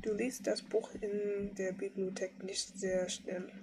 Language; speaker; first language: German; non-native, learner; English